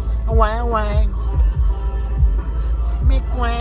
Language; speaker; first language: French; native; French